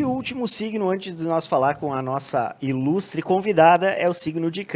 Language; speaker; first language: Portuguese; native; Portuguese